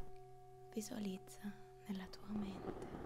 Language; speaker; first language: Italian; native; Italian